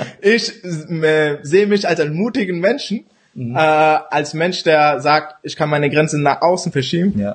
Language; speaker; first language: German; early bilingual, other home language; Urdu